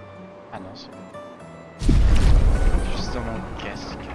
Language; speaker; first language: French; native; French